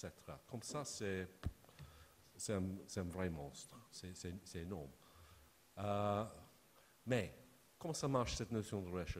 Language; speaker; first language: French; non-native, fluent; English